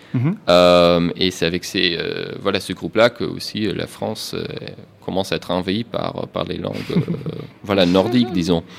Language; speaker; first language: French; non-native, fluent; Dutch